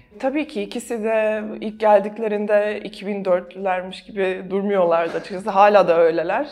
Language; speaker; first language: Turkish; non-native, fluent; Serbian